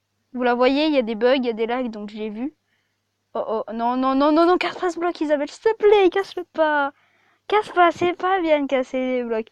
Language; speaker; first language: French; native; French